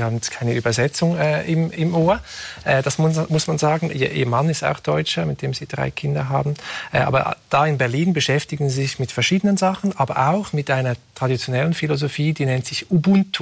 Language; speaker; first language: German; native; German